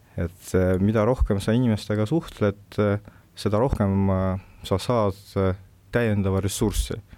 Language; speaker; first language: Estonian; non-native, local second language; Russian